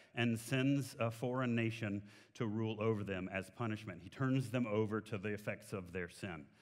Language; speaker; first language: English; native; English